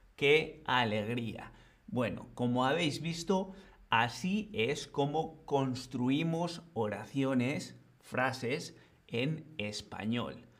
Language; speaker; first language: Spanish; native; Spanish